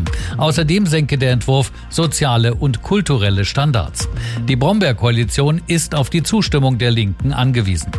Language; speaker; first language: German; native; German